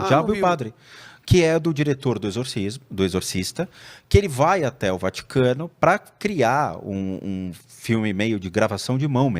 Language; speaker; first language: Portuguese; native; Portuguese